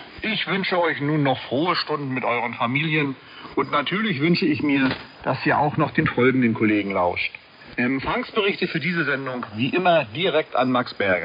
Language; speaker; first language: German; native; German